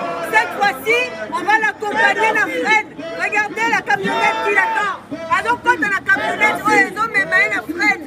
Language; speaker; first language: French; non-native, local second language; Lingala